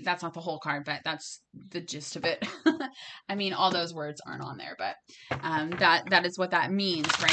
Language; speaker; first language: English; native; English